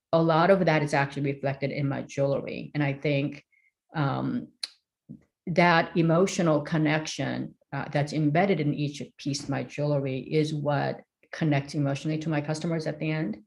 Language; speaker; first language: English; early bilingual, other home language; Korean